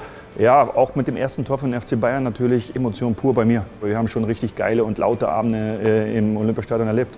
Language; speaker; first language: German; native; German